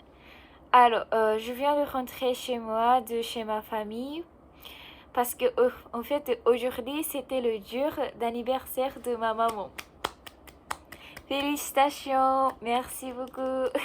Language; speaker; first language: French; non-native, learner; Japanese